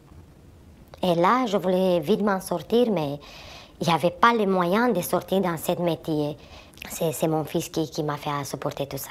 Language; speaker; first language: French; non-native, fluent; Romanian